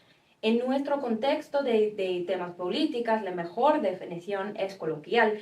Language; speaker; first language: Spanish; non-native, fluent; English